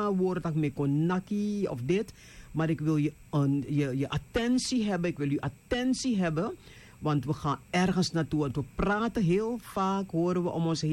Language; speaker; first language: Dutch; native; Dutch